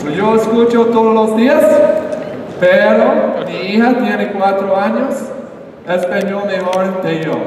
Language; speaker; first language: Spanish; non-native, learner; English